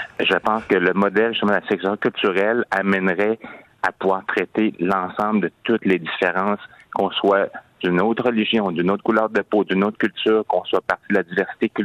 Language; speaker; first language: French; native; French